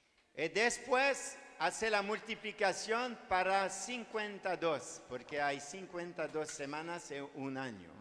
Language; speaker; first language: Spanish; non-native, learner; French